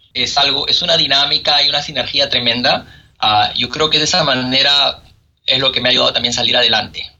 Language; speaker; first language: Spanish; native; Spanish